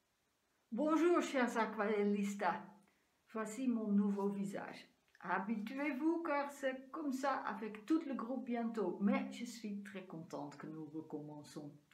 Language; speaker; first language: French; non-native, fluent; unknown